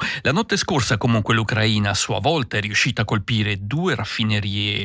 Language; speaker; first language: Italian; native; Italian